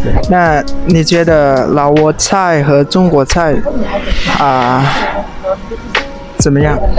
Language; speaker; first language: Chinese; non-native, learner; Lao